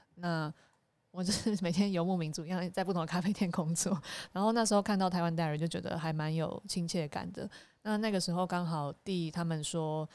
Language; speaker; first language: Chinese; native; Chinese